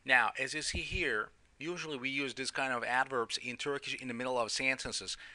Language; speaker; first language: English; non-native, fluent; Turkish